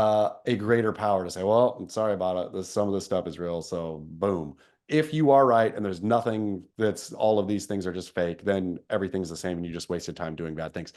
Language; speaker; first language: English; native; English